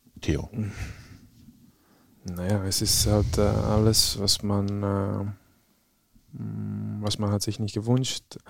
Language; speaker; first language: German; non-native, fluent; Czech